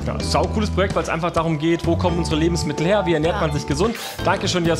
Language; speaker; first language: German; native; German